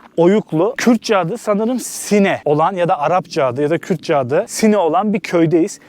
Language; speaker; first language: Turkish; native; Turkish